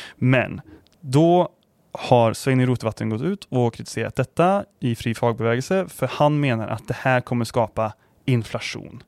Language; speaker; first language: Swedish; native; Swedish